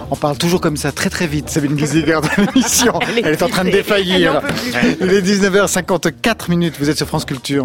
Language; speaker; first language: French; native; French